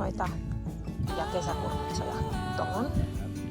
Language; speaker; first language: Finnish; native; Finnish